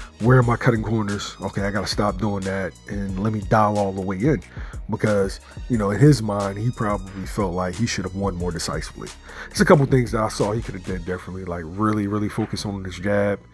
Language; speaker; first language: English; native; English